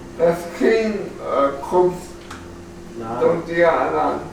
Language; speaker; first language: Arabic; non-native, learner; Urdu